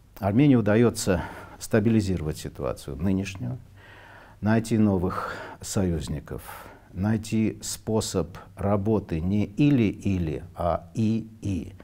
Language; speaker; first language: Russian; non-native, local second language; Armenian